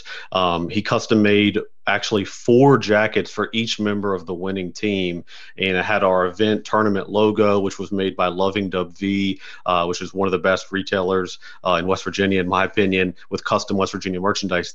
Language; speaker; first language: English; native; English